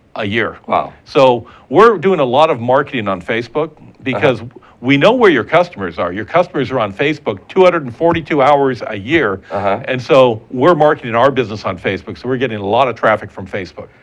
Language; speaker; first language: English; native; English